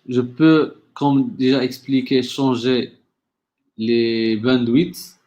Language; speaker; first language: French; non-native, local second language; Arabic